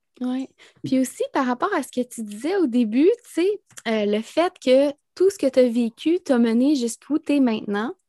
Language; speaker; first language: French; native; French